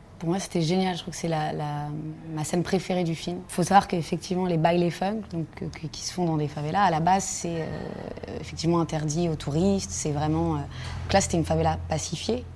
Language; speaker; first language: French; native; French